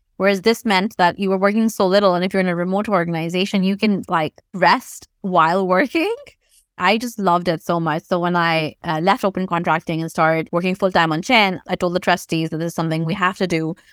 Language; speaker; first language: English; non-native, local second language; Urdu